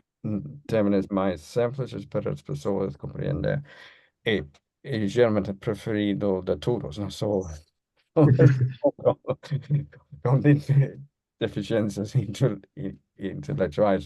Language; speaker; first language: Portuguese; non-native, learner; English